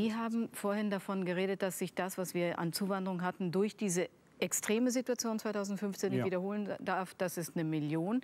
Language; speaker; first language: German; native; German